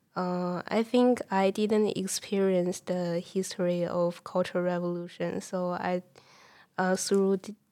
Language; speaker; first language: English; non-native, fluent; Chinese